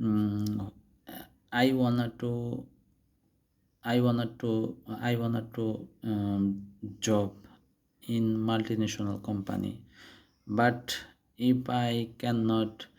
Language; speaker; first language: English; non-native, learner; Bangla